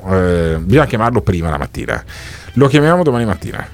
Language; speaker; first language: Italian; native; Italian